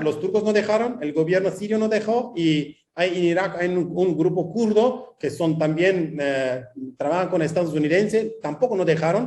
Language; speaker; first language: Spanish; non-native, fluent; Kurdish